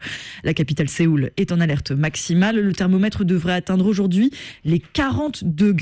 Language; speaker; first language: French; native; French